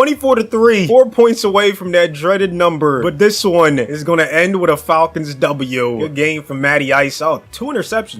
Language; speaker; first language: English; native; English